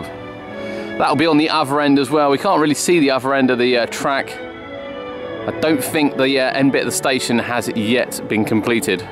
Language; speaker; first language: English; native; English